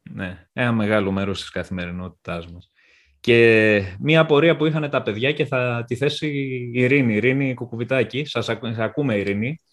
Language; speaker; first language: Greek; native; Greek